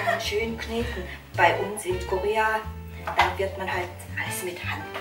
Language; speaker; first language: German; non-native, fluent; Korean